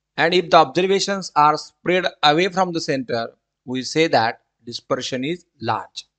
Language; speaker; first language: English; non-native, local second language; Marathi